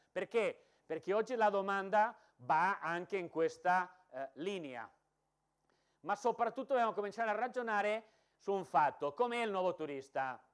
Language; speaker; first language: Italian; non-native, fluent; Catalan